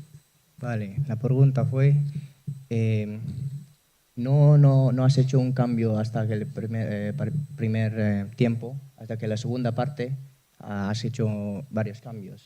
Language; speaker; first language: Spanish; non-native, fluent; Indonesian